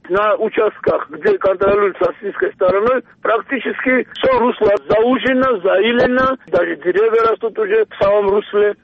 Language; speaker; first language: Russian; non-native, local second language; Georgian